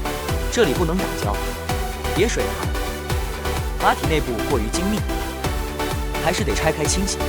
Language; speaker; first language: Chinese; native; Chinese